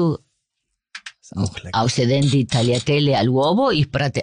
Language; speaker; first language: German; non-native, fluent; Spanish